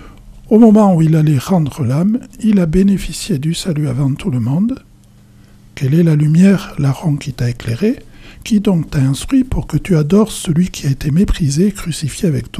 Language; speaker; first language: French; native; French